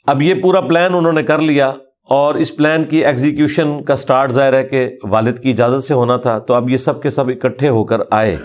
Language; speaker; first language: Urdu; non-native, local second language; Punjabi